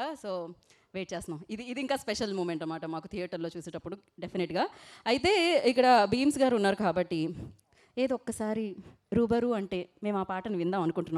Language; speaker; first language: Telugu; native; Telugu